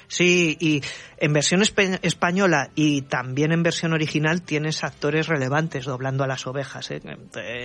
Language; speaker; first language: Spanish; native; Spanish